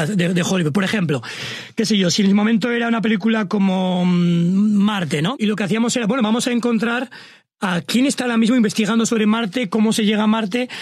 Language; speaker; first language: Spanish; native; Spanish